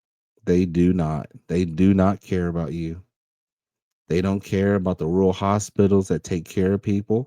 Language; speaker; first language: English; native; English